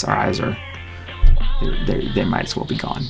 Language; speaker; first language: English; native; English